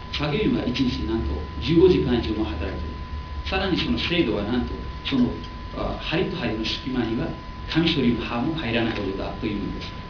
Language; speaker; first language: Japanese; non-native, fluent; Nepali